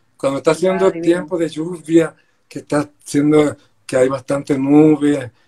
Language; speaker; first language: Spanish; native; Spanish